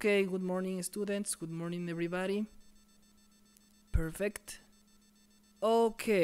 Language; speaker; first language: English; non-native, fluent; Spanish